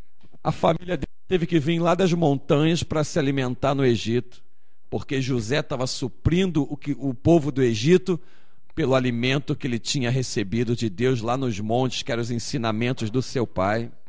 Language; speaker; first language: Portuguese; native; Portuguese